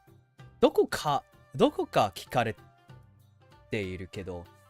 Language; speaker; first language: Japanese; non-native, fluent; English